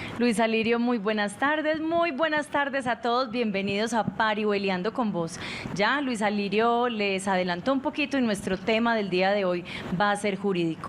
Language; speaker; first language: Spanish; native; Spanish